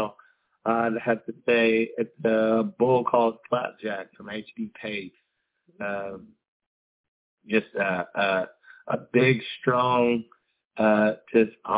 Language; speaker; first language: English; native; English